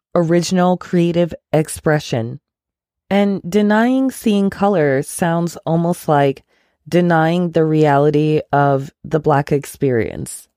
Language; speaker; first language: English; non-native, local second language; Akan